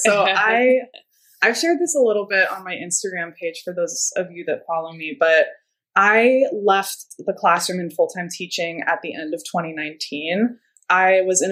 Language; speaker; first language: English; native; English